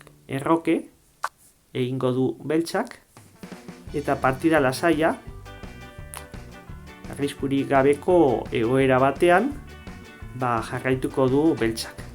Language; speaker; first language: Basque; non-native, local second language; Spanish